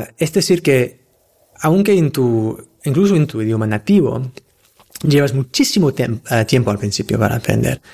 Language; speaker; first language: Spanish; non-native, fluent; English